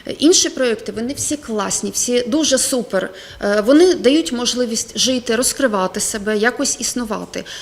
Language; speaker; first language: Ukrainian; non-native, local second language; Russian